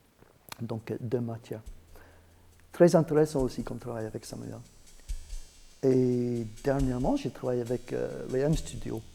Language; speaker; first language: French; non-native, fluent; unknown